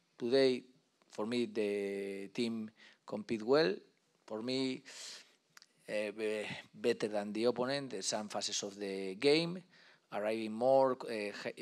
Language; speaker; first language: English; non-native, learner; Spanish